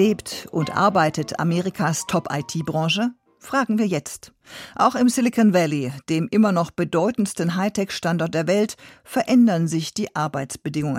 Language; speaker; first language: German; native; German